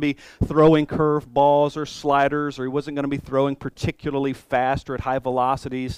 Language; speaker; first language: English; native; English